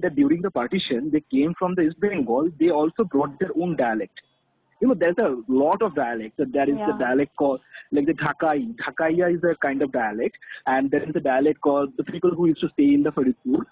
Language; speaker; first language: English; non-native, local second language; Bangla